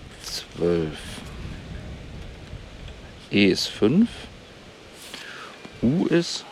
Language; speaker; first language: German; native; German